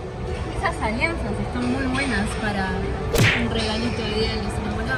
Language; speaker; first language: Spanish; native; Spanish